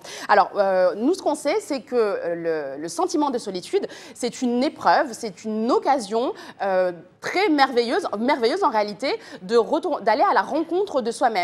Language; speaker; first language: French; native; French